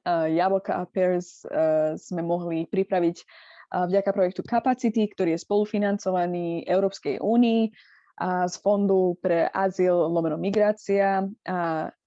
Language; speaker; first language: Slovak; non-native, fluent; Persian